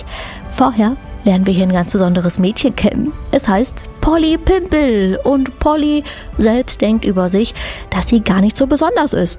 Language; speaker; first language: German; native; German